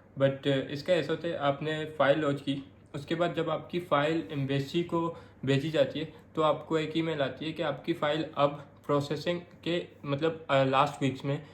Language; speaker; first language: Urdu; non-native, local second language; Pashto